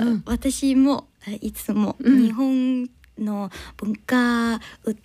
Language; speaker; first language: Japanese; non-native, learner; English